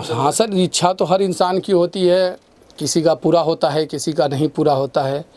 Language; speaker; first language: Hindi; native; Hindi